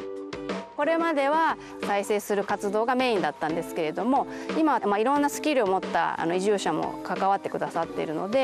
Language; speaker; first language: Japanese; native; Japanese